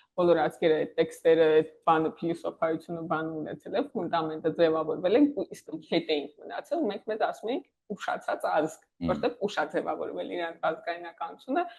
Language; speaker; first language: Armenian; native; Armenian